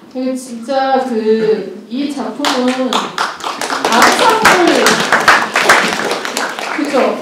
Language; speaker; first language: Korean; native; Korean